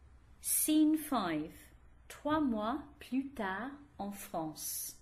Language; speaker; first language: French; non-native, learner; English